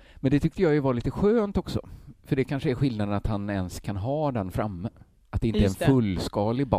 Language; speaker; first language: Swedish; native; Swedish